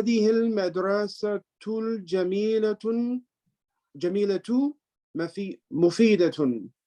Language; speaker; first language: Arabic; non-native, learner; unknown